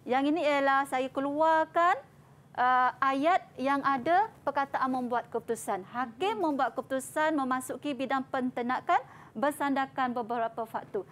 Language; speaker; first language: Malay; native; Malay